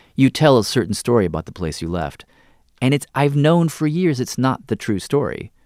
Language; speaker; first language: English; native; English